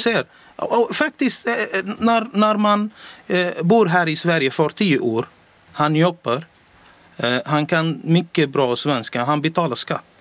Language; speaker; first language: Swedish; non-native, learner; Arabic